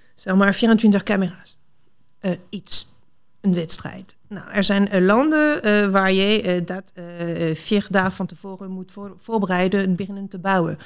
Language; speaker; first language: Dutch; non-native, fluent; French